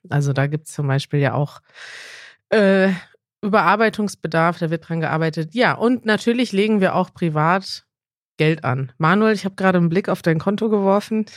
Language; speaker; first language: German; native; German